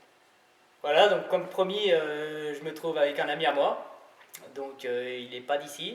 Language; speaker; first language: French; native; French